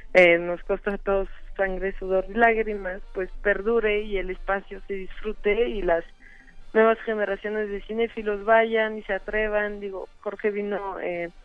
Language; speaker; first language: Spanish; non-native, fluent; French